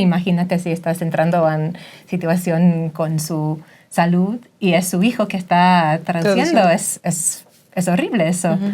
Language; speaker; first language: Spanish; non-native, fluent; English